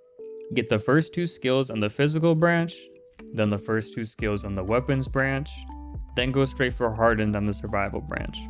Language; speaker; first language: English; native; English